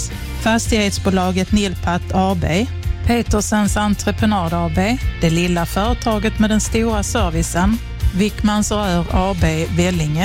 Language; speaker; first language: Swedish; native; Swedish